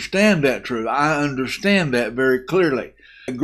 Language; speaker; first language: English; native; English